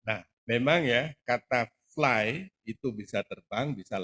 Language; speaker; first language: Indonesian; native; Indonesian